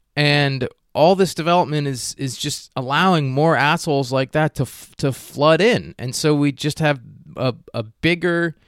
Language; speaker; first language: English; native; English